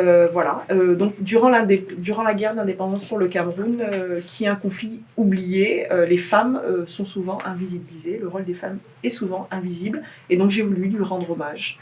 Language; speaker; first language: French; native; French